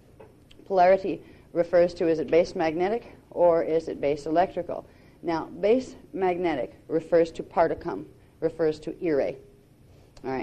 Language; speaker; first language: English; native; English